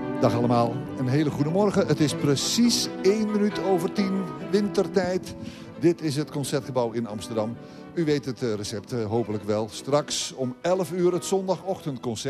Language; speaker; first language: Dutch; native; Dutch